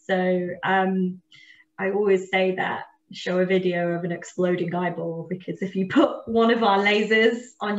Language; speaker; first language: English; native; English